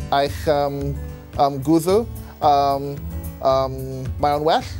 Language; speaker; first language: Welsh; non-native, learner; English